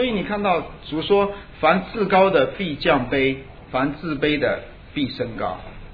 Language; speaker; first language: Chinese; native; Chinese